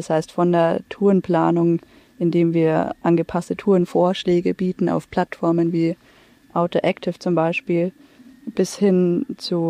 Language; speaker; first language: German; native; German